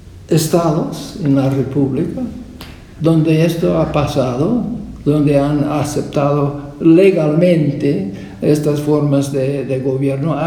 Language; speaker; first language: Spanish; non-native, fluent; English